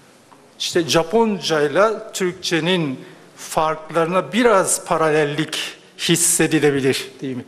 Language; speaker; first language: Turkish; non-native, fluent; Japanese